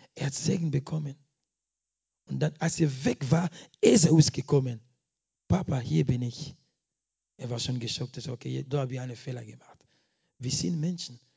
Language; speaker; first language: German; non-native, fluent; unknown